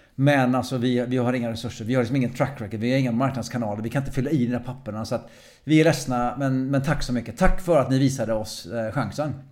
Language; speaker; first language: Swedish; early bilingual, other home language; English